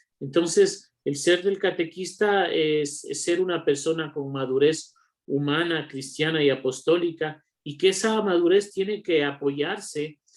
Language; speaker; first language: Spanish; native; Spanish